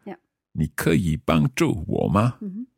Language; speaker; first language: Chinese; non-native, learner; English